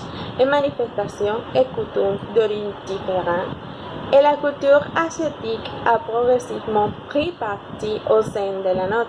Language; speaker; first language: French; non-native, learner; Spanish